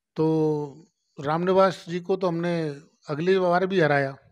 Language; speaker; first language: Hindi; native; Hindi